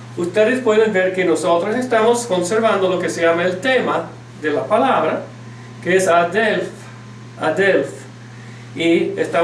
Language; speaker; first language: Spanish; non-native, fluent; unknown